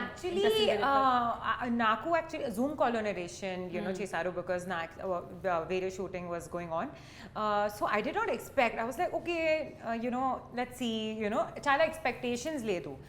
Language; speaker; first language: Telugu; non-native, learner; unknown